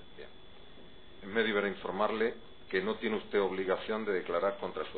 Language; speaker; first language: Spanish; native; Spanish